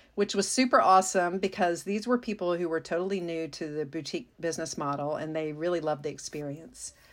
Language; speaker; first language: English; native; English